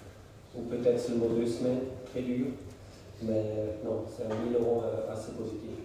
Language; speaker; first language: French; non-native, local second language; German